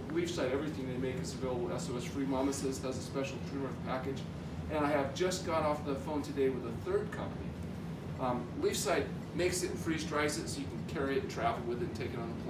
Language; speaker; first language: English; native; English